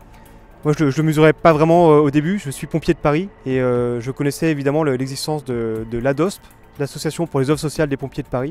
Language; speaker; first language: French; native; French